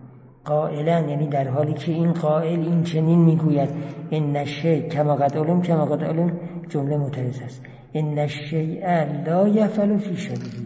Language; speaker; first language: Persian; native; Persian